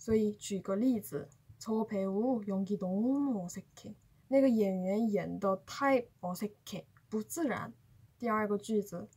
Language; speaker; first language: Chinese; non-native, fluent; Korean